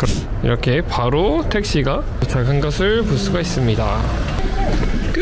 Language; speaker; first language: Korean; native; Korean